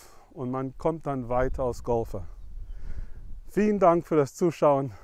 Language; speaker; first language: German; non-native, fluent; English